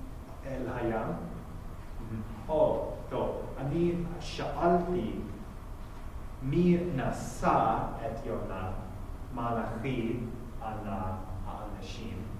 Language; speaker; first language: Hebrew; non-native, fluent; English